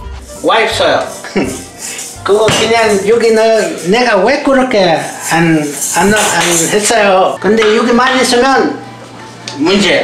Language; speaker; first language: Korean; non-native, learner; Spanish